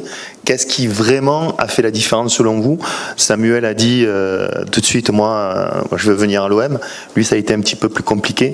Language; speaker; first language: French; native; French